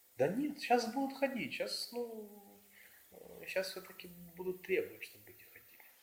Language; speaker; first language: Russian; native; Russian